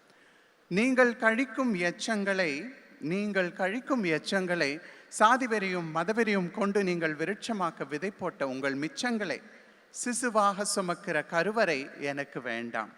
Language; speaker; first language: Tamil; native; Tamil